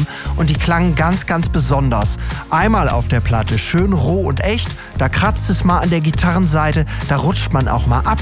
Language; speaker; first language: German; native; German